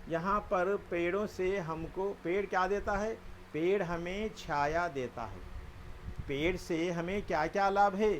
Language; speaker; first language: Hindi; non-native, local second language; Telugu